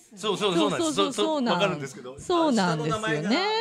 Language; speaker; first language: Japanese; native; Japanese